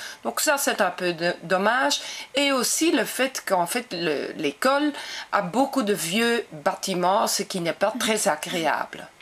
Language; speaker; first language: French; non-native, local second language; Dutch